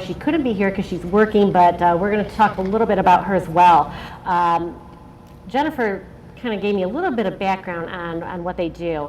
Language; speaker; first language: English; native; English